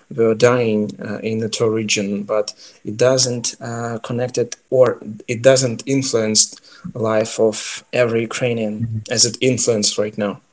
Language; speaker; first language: English; non-native, fluent; Ukrainian